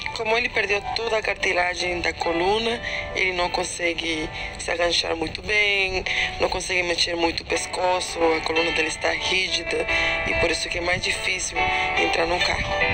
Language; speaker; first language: Portuguese; non-native, fluent; Spanish